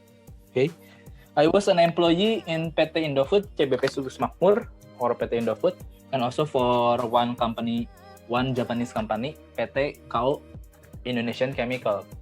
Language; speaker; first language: English; non-native, fluent; Indonesian